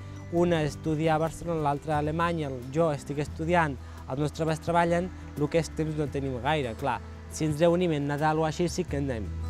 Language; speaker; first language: Catalan; early bilingual, other home language; Georgian